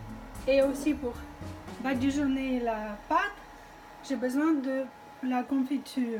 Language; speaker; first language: French; non-native, fluent; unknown